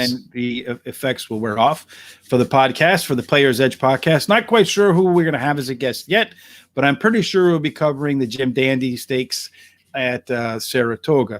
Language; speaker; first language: English; native; English